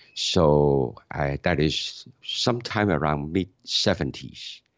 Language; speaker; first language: English; non-native, local second language; Cantonese